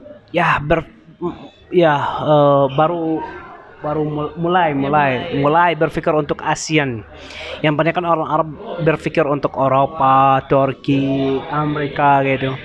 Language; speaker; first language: Indonesian; non-native, learner; Arabic